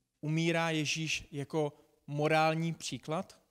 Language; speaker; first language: Czech; non-native, fluent; English